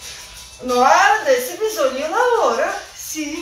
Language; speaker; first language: Italian; non-native, learner; Russian